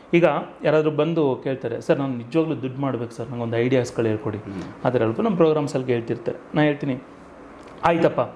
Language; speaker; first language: Kannada; native; Kannada